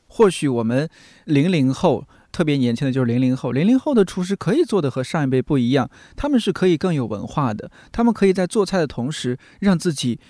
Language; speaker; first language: Chinese; native; Chinese